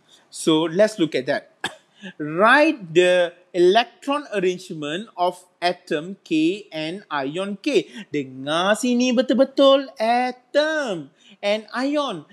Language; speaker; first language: English; non-native, local second language; Malay